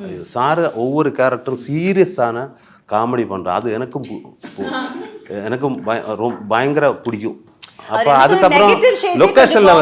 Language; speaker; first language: Tamil; non-native, learner; Malayalam